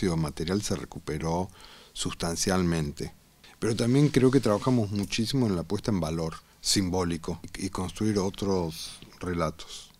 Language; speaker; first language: Spanish; native; Spanish